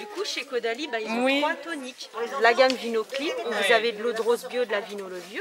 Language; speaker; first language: French; native; French